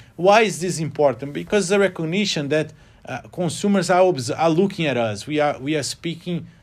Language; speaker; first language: English; non-native, fluent; Portuguese